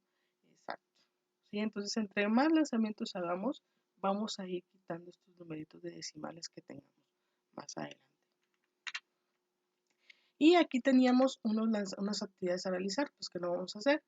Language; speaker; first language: Spanish; native; Spanish